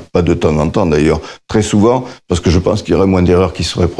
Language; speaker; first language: French; native; French